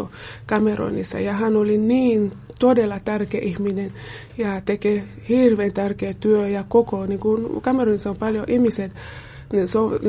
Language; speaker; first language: Finnish; non-native, fluent; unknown